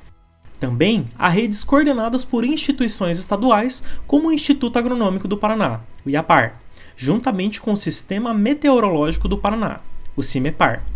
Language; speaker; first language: Portuguese; native; Portuguese